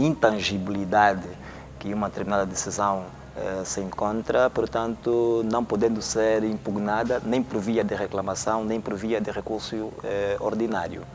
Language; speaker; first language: Portuguese; native; Portuguese